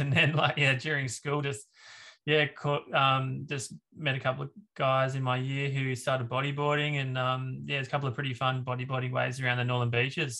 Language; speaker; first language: English; native; English